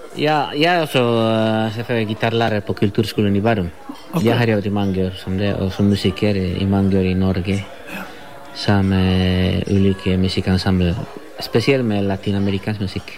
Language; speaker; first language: Norwegian; non-native, fluent; Spanish